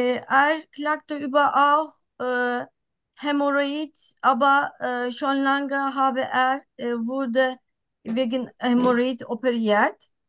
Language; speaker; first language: German; non-native, learner; Turkish